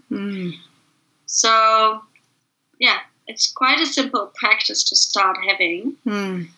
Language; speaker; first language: English; non-native, fluent; German